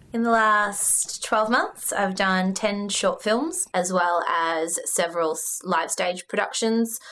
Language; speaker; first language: English; early bilingual, other home language; Russian